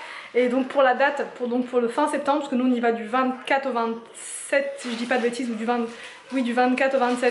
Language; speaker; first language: French; native; French